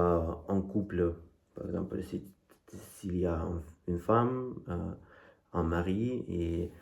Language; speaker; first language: French; non-native, fluent; Russian